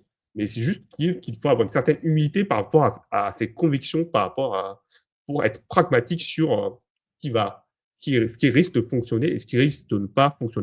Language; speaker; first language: French; native; French